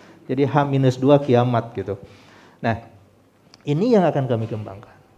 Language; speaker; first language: Indonesian; non-native, local second language; Sundanese